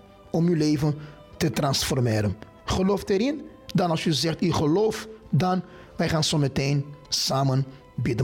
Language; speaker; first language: Dutch; non-native, fluent; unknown